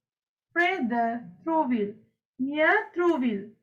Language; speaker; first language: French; non-native, fluent; Sinhala